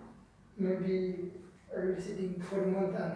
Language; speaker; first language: English; non-native, learner; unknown